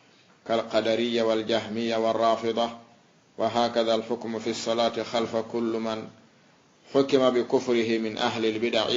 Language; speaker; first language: Arabic; non-native, fluent; Fula